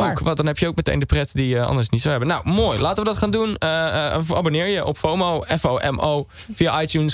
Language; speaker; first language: Dutch; native; Dutch